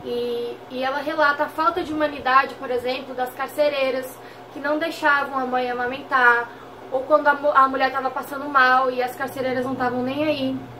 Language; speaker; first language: Portuguese; native; Portuguese